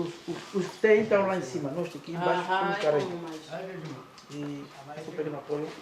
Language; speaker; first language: Portuguese; native; Portuguese